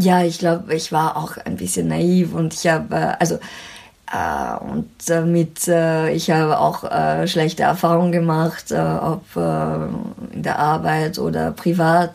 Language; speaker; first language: German; non-native, fluent; French